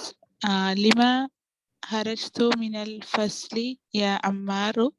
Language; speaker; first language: Arabic; non-native, learner; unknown